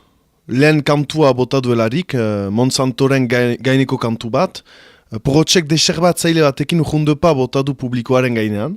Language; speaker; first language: Basque; native; Basque